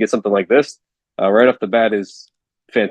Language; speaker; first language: English; native; English